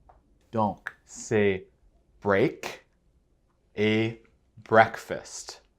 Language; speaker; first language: French; non-native, fluent; English